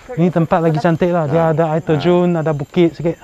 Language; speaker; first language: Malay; non-native, local second language; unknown